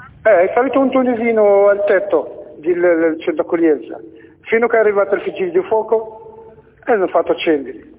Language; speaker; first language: Italian; non-native, learner; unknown